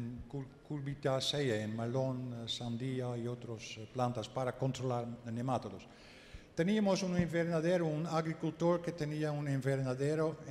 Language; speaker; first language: Spanish; non-native, learner; Dutch